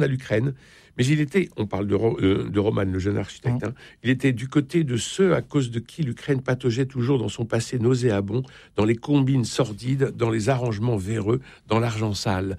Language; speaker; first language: French; native; French